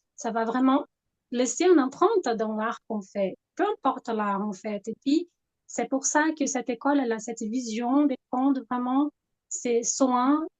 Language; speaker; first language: French; non-native, fluent; Portuguese